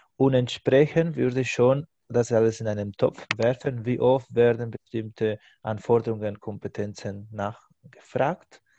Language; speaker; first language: German; non-native, fluent; Spanish